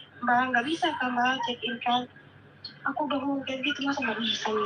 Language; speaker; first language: Indonesian; native; Indonesian